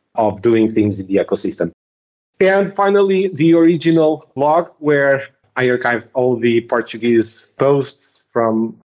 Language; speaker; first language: English; non-native, fluent; Portuguese